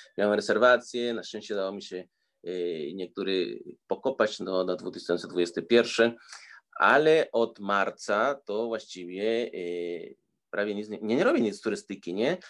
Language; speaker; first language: Polish; early bilingual, heritage; Spanish